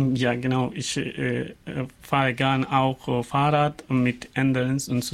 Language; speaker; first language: German; non-native, learner; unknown